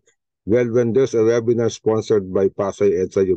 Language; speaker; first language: English; non-native, local second language; Filipino